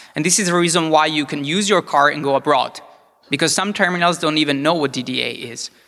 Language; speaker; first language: English; non-native, fluent; Italian